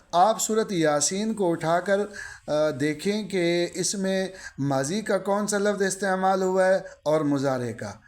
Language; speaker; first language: Urdu; native; Urdu